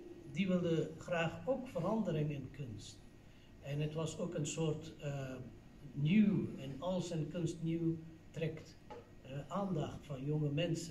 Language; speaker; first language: Dutch; non-native, fluent; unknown